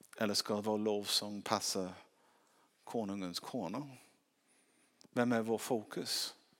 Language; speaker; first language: Swedish; non-native, fluent; English